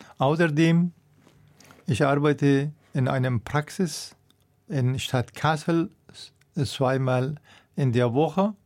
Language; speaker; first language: German; non-native, fluent; Persian